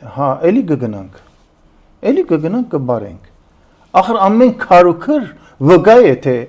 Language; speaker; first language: Armenian; early bilingual, heritage; Armenian